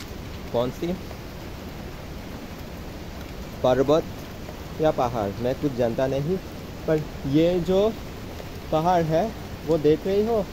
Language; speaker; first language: Hindi; non-native, learner; Bangla